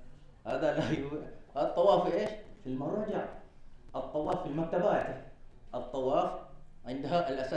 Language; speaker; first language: Arabic; non-native, fluent; Malay